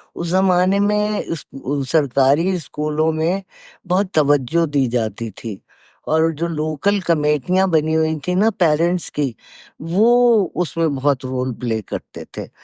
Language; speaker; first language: Urdu; native; Urdu